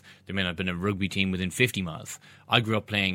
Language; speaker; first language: English; native; English